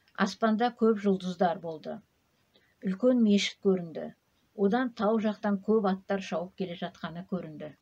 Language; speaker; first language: Kazakh; native; Kazakh